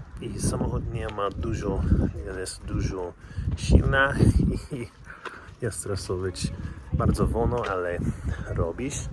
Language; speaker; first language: Polish; non-native, learner; English